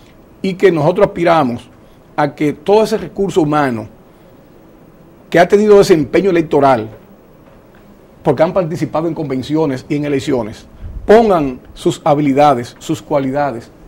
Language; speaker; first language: Spanish; native; Spanish